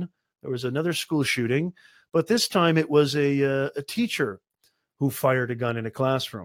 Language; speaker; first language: English; native; English